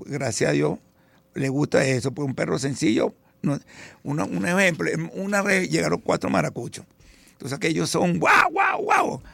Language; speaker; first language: Spanish; early bilingual, other home language; Italian